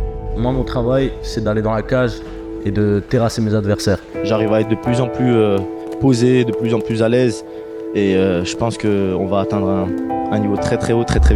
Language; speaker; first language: French; early bilingual, other home language; Chechen